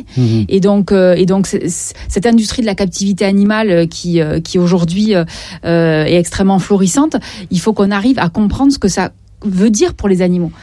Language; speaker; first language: French; native; French